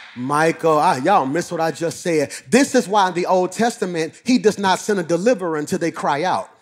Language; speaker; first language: English; native; English